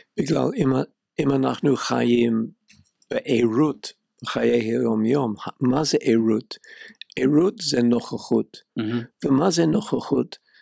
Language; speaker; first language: Hebrew; non-native, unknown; English